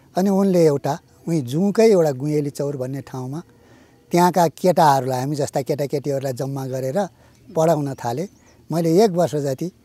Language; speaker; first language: Nepali; native; Nepali